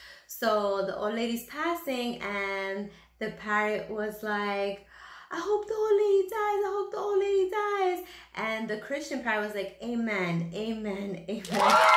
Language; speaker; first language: English; early bilingual, other home language; Spanish